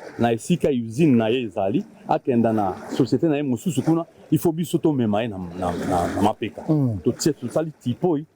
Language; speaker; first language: Lingala; native; Lingala